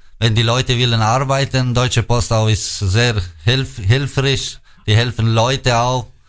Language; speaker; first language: German; non-native, learner; Albanian